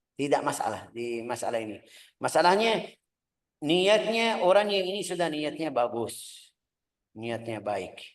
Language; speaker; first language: Indonesian; non-native, fluent; Arabic